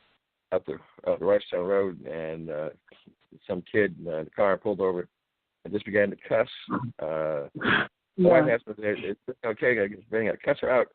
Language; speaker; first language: English; native; English